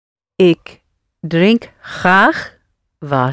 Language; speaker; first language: Dutch; non-native, learner; English